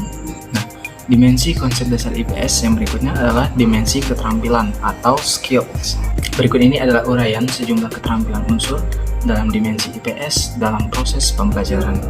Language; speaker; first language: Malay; non-native, local second language; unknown